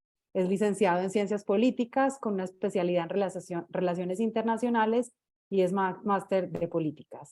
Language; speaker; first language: Spanish; native; Spanish